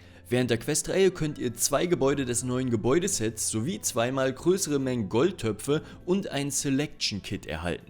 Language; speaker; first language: German; native; German